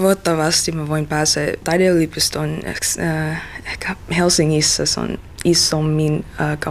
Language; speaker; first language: Finnish; non-native, learner; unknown